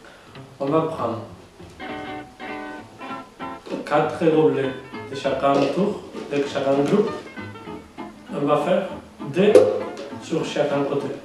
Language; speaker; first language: French; non-native, learner; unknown